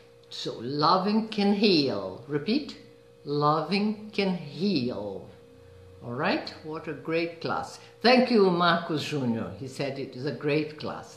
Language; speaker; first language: English; non-native, fluent; Portuguese